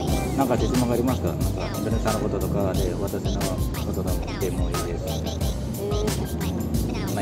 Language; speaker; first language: Japanese; non-native, fluent; Indonesian